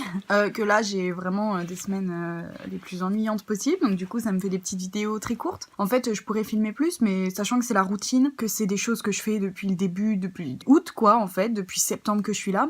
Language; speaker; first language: French; native; French